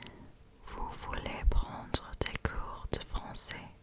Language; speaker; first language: French; non-native, learner; English